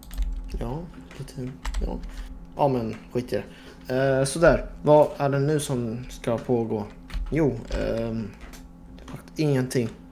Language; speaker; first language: Swedish; non-native, fluent; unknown